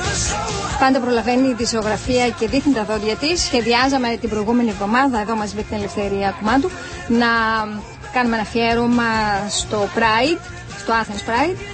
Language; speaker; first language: Greek; native; Greek